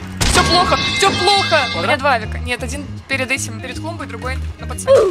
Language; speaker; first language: Russian; native; Russian